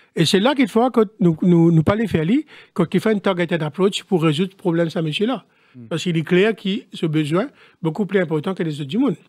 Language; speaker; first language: French; non-native, local second language; Morisyen